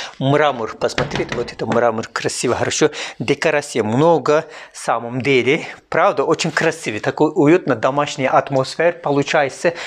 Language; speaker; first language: Russian; non-native, learner; Turkish